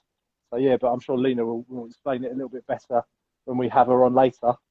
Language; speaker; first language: English; native; English